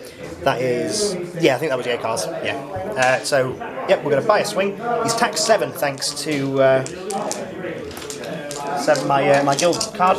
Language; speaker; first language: English; native; English